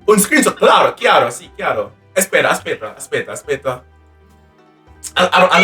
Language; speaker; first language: Italian; non-native, learner; English